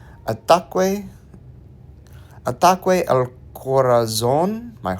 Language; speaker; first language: Spanish; non-native, learner; English